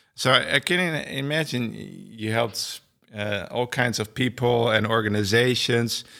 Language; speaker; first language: English; non-native, fluent; Dutch